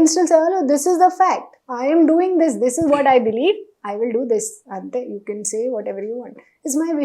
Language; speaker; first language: Telugu; non-native, local second language; Hindi